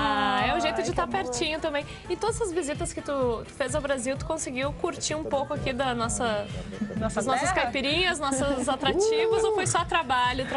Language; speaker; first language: Portuguese; native; Portuguese